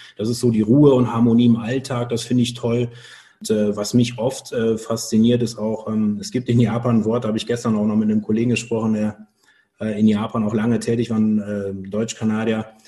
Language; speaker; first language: German; native; German